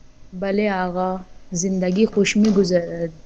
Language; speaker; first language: Persian; non-native, learner; Urdu